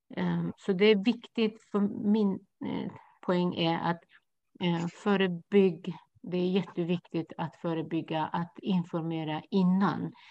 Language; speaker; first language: Swedish; non-native, fluent; Kurdish